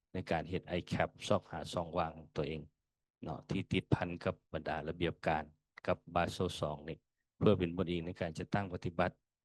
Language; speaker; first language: Lao; native; Lao